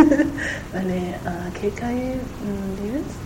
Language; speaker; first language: Spanish; non-native, learner; German